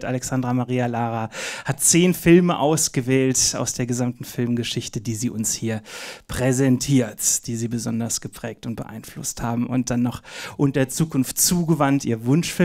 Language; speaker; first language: German; native; German